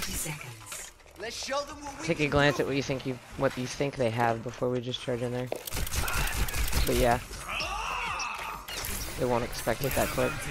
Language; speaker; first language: English; native; English